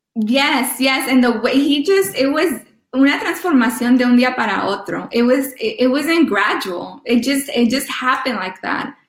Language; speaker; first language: English; early bilingual, other home language; Spanish